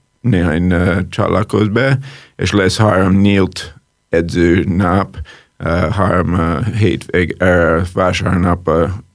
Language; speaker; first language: Hungarian; non-native, learner; English